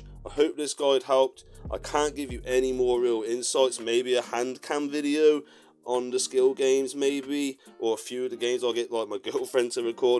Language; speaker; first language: English; native; English